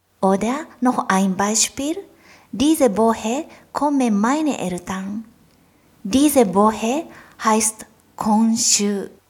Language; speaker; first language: German; non-native, fluent; Japanese